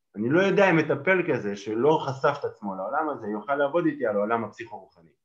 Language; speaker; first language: Hebrew; native; Hebrew